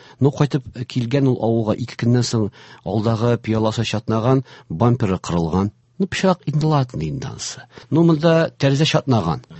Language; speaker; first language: Tatar; native; Tatar